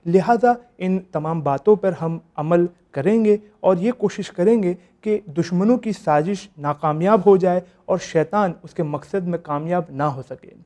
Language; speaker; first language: Urdu; native; Urdu